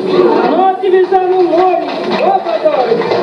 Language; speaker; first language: Russian; non-native, local second language; Kazakh